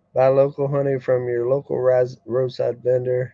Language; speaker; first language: English; native; English